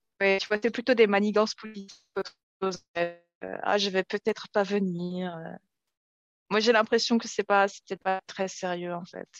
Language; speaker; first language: French; native; French